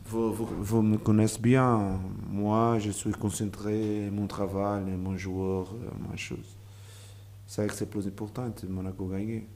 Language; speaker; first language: French; non-native, learner; Portuguese